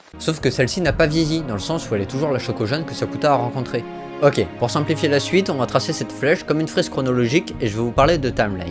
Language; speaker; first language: French; native; French